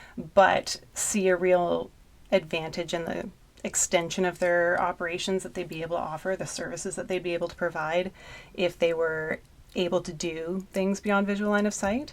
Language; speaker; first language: English; native; English